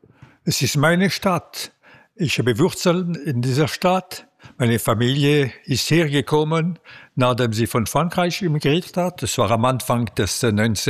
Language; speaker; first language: German; non-native, local second language; French